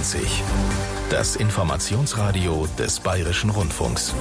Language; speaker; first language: German; native; German